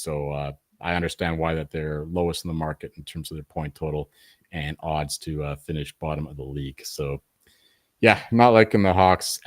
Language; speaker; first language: English; native; English